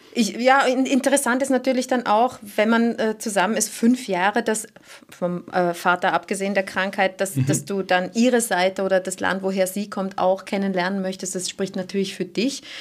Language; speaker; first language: German; native; German